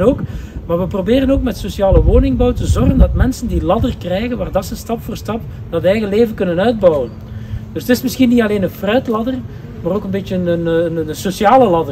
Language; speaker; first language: Dutch; native; Dutch